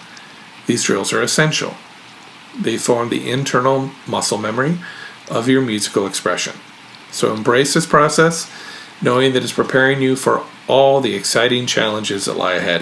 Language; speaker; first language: English; native; English